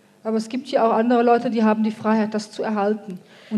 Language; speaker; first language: German; native; German